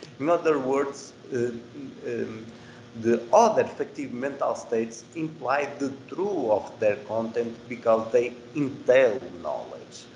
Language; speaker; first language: English; non-native, fluent; Portuguese